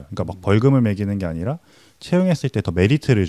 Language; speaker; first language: Korean; native; Korean